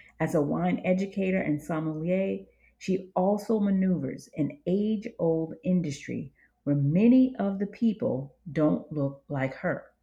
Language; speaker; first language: English; native; English